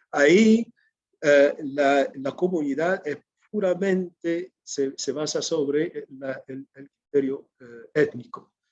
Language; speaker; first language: Spanish; non-native, fluent; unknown